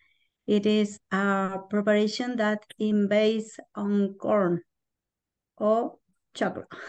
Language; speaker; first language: English; non-native, learner; Spanish